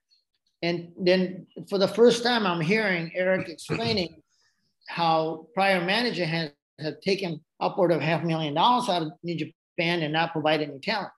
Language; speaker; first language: English; non-native, fluent; Japanese